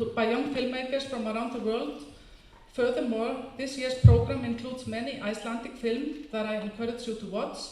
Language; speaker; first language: English; non-native, fluent; Icelandic